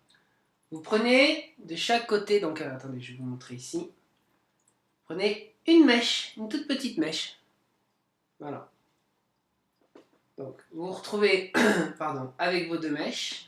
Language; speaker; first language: French; native; French